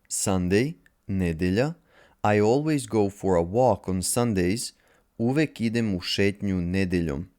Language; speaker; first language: Serbian; native; Serbian